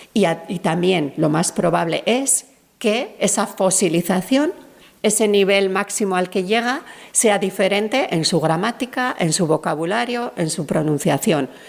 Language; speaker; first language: Spanish; native; Spanish